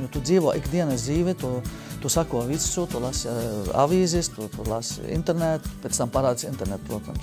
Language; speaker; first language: Latvian; non-native, fluent; Arabic